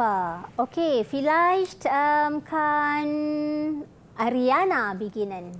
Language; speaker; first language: German; non-native, fluent; Malay